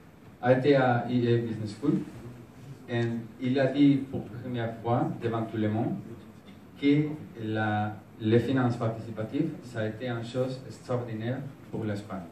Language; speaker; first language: French; non-native, learner; Spanish